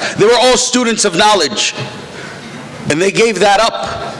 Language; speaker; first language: English; native; English